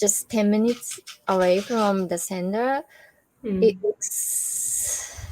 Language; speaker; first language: English; non-native, learner; Japanese